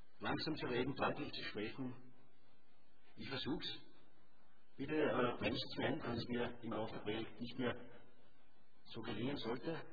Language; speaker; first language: German; native; German